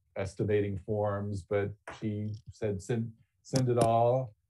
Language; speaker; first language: English; native; English